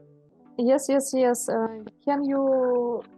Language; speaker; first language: English; non-native, learner; Russian